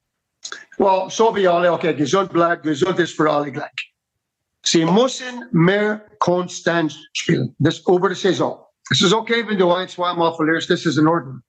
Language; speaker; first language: German; non-native, fluent; English